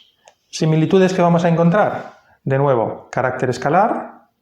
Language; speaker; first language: Spanish; native; Spanish